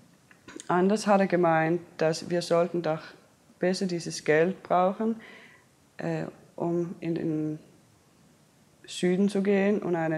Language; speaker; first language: German; non-native, fluent; Danish